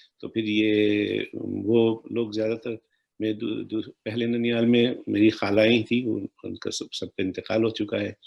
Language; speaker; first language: Urdu; native; Urdu